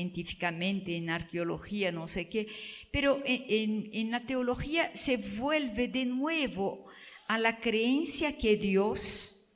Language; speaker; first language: Spanish; non-native, fluent; Portuguese